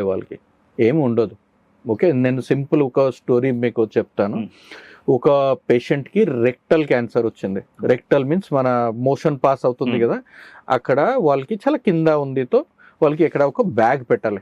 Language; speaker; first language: Telugu; non-native, learner; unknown